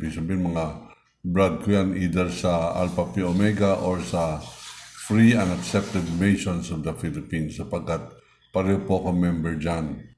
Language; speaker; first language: Filipino; non-native, local second language; Iloko